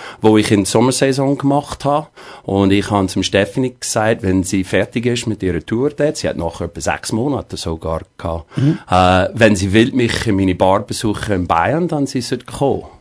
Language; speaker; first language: German; non-native, fluent; English